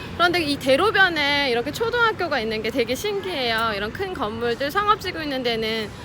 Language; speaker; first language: Korean; native; Korean